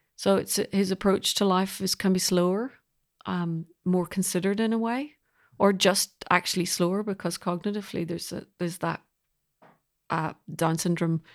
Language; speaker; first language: English; native; English